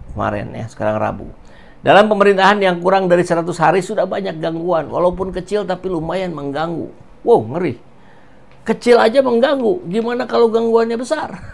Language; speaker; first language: Indonesian; native; Indonesian